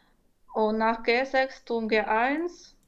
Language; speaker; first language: German; non-native, fluent; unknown